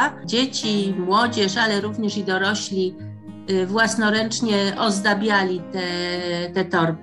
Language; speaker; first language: Polish; native; Polish